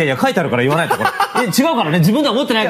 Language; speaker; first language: Japanese; native; Japanese